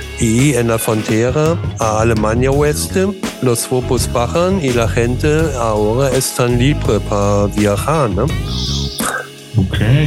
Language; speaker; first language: Spanish; non-native, learner; German